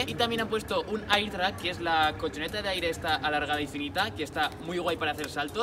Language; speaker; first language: Spanish; native; Spanish